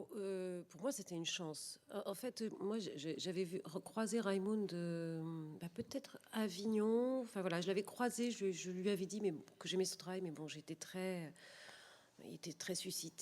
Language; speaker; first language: French; native; French